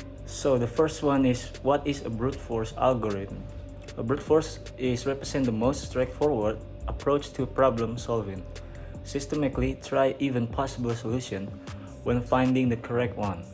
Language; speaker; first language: English; non-native, learner; Indonesian